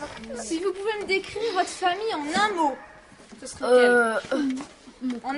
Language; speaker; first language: French; native; French